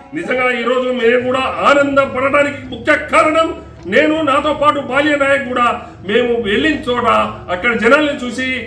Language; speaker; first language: Telugu; non-native, local second language; Lambadi